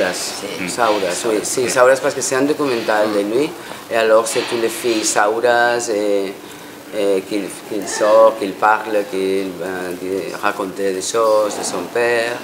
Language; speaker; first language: French; non-native, fluent; Spanish